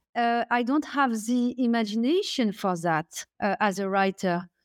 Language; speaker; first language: English; non-native, fluent; French